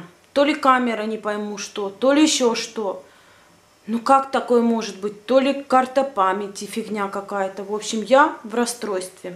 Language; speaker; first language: Russian; native; Russian